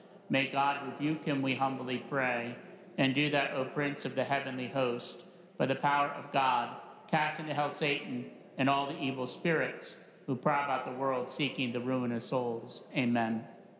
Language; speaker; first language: English; native; English